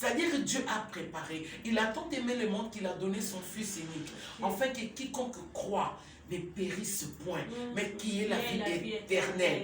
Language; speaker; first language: French; non-native, local second language; Lingala